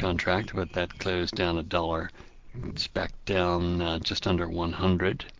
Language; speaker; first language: English; native; English